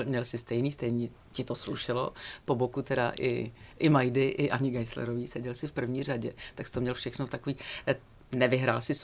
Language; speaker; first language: Czech; native; Czech